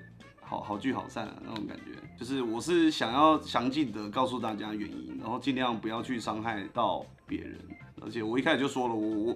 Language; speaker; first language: Chinese; native; Chinese